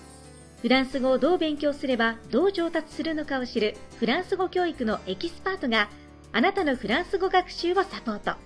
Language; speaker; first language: Japanese; native; Japanese